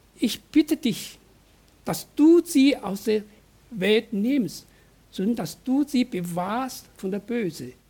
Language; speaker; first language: German; non-native, fluent; Chinese